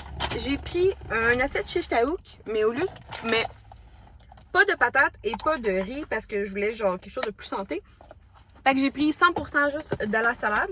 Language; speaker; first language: French; native; French